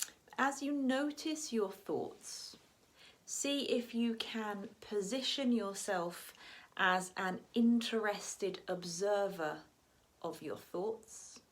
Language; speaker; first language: English; native; English